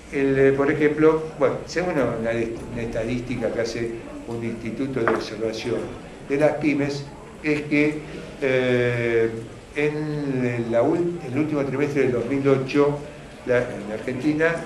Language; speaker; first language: Spanish; native; Spanish